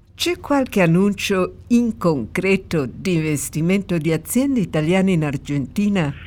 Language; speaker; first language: Italian; non-native, fluent; Spanish